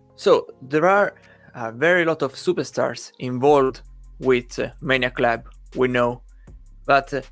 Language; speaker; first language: English; non-native, learner; Italian